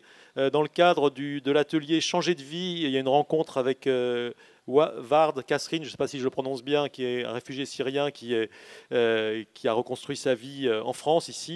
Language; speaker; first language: French; native; French